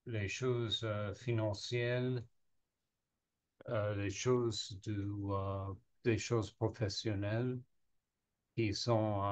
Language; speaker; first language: French; non-native, learner; English